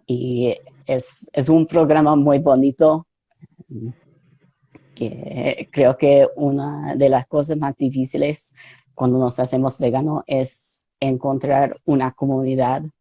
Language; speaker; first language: Spanish; non-native, fluent; English